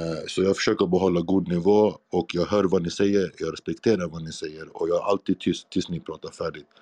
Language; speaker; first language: Swedish; non-native, fluent; Arabic